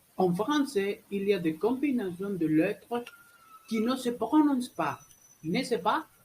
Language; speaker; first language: French; non-native, learner; Spanish